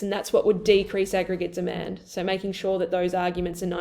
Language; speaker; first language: English; native; English